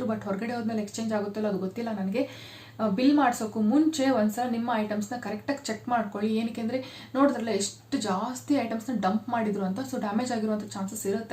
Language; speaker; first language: Kannada; native; Kannada